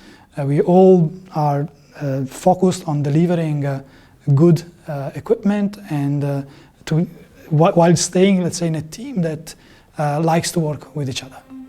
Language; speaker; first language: English; non-native, fluent; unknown